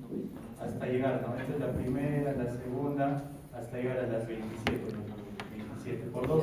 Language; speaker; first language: Spanish; native; Spanish